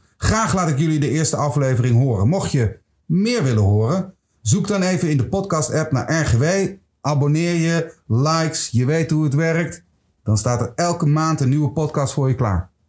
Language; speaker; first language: Dutch; native; Dutch